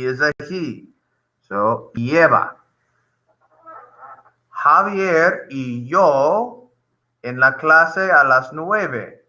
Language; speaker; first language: Spanish; non-native, fluent; English